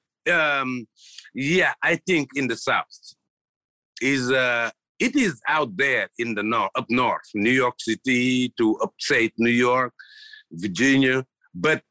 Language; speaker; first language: English; non-native, fluent; Wolof